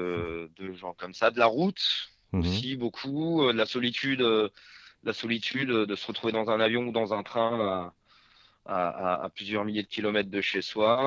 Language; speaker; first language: French; native; French